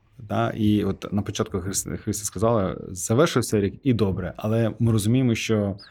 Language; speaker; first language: Ukrainian; non-native, fluent; Azerbaijani